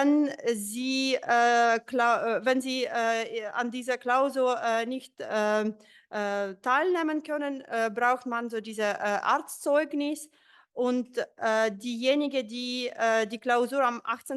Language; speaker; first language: German; non-native, fluent; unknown